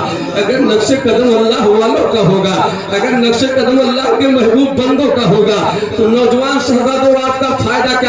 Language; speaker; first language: Hindi; native; Hindi